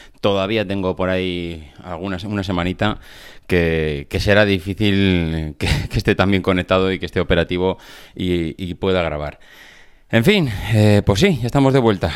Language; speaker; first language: Spanish; native; Spanish